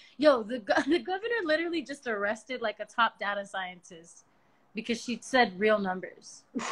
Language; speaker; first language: English; early bilingual, other home language; Spanish